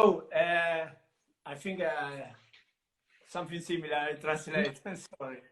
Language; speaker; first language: English; non-native, learner; Italian